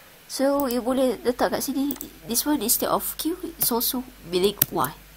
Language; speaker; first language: English; non-native, local second language; Malay